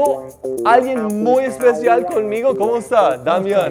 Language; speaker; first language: Spanish; non-native, fluent; English